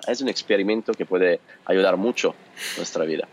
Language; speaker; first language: Spanish; non-native, learner; Italian